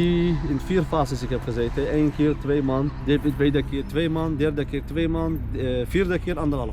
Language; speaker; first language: Dutch; non-native, learner; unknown